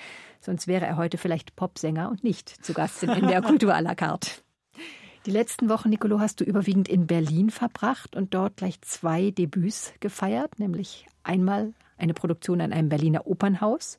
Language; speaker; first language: German; native; German